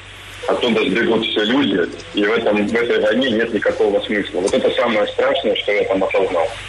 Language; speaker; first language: Russian; native; Russian